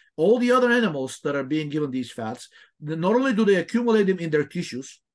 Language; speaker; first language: English; non-native, fluent; Bulgarian